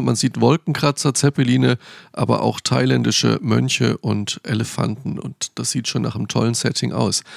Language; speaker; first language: German; native; German